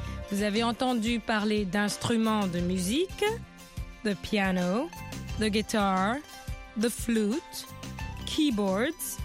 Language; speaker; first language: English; non-native, fluent; French